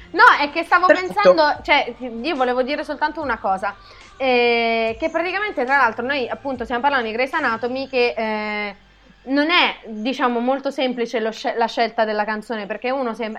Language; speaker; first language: Italian; native; Italian